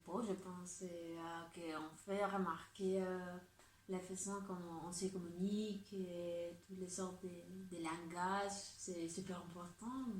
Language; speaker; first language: French; non-native, fluent; Spanish